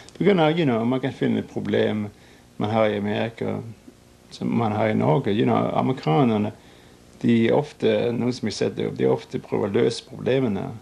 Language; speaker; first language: Norwegian; native; Norwegian